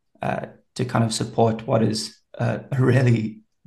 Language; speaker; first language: English; native; English